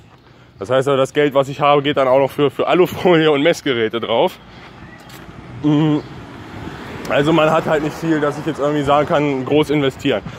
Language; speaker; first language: German; native; German